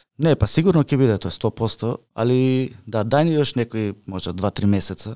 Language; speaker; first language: Macedonian; native; Macedonian